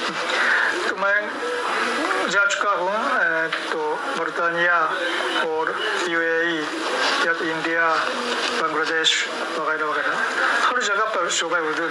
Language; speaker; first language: Hindi; non-native, fluent; Japanese